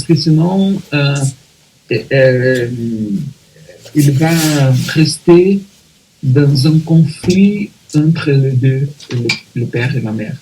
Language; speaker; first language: French; non-native, fluent; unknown